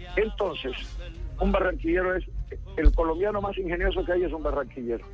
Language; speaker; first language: Spanish; native; Spanish